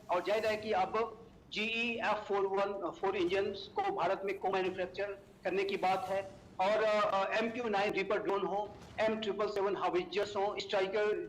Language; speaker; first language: Hindi; native; Hindi